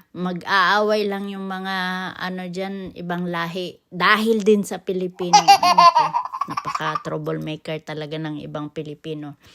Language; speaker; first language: Filipino; non-native, local second language; Cebuano